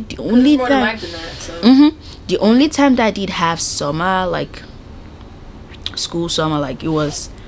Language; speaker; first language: English; non-native, local second language; Yoruba